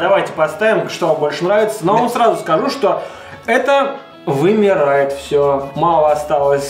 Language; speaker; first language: Russian; native; Russian